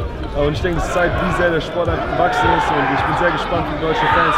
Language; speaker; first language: German; native; German